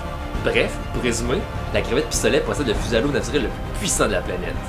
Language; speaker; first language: French; native; French